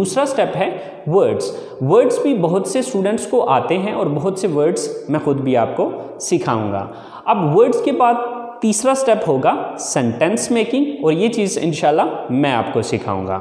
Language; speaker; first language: Urdu; native; Urdu